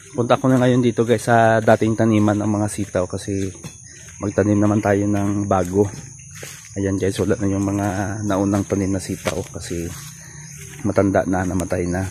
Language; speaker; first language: Filipino; non-native, local second language; Hiligaynon